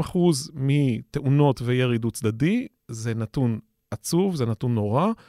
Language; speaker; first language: Hebrew; native; Hebrew